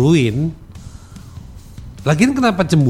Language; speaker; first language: Indonesian; native; Indonesian